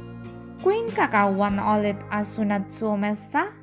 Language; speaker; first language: Finnish; non-native, learner; Bangla